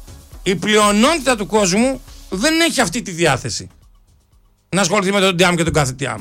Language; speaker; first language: Greek; native; Greek